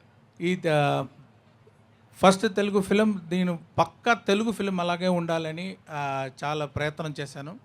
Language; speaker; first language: Telugu; non-native, learner; Tamil